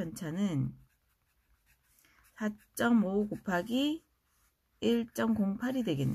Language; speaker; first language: Korean; native; Korean